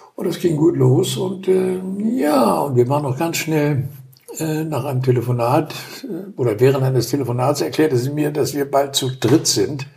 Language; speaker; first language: German; native; German